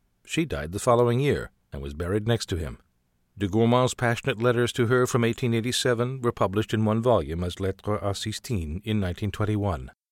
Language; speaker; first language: English; native; English